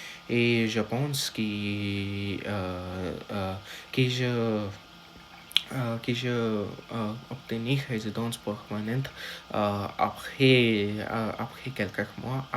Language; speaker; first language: French; non-native, learner; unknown